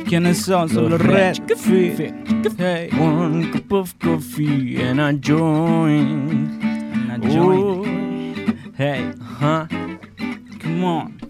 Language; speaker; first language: Spanish; native; Spanish